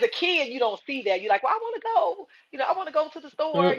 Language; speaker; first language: English; native; English